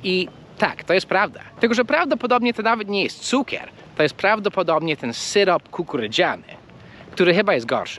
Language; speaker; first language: Polish; non-native, fluent; English